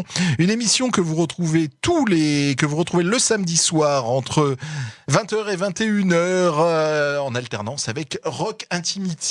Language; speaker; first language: French; native; French